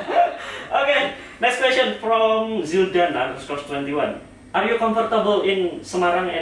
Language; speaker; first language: English; non-native, learner; Indonesian